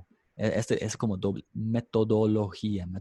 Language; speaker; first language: Spanish; non-native, fluent; English